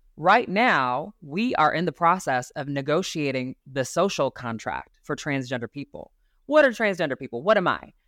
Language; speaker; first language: English; native; English